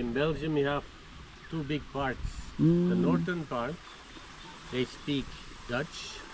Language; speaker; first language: English; non-native, learner; Dutch